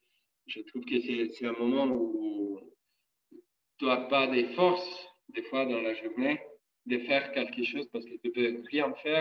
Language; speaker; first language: French; non-native, fluent; Italian